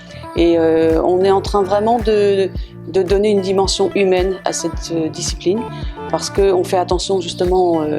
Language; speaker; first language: French; native; French